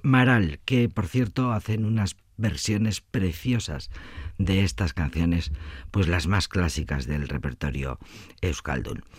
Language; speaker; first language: Spanish; native; Spanish